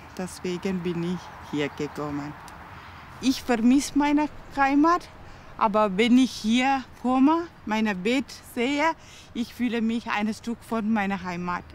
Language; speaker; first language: German; non-native, learner; Tamil